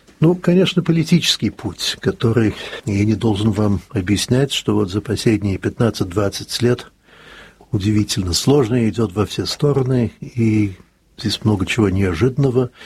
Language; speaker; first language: Russian; early bilingual, heritage; Russian